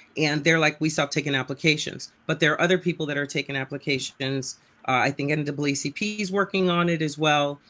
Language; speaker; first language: English; native; English